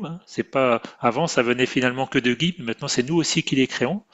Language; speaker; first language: French; native; French